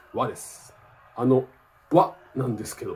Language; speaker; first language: Japanese; native; Japanese